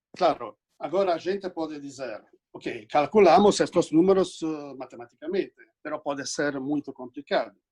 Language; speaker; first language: Portuguese; non-native, fluent; Italian